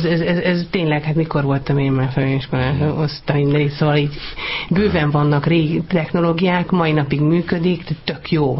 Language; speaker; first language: Hungarian; native; Hungarian